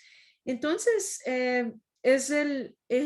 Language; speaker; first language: Spanish; non-native, fluent; Portuguese